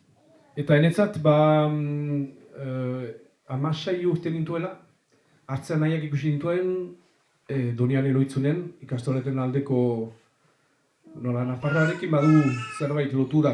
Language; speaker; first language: Basque; native; Basque